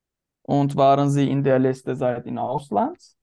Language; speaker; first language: German; non-native, learner; Turkish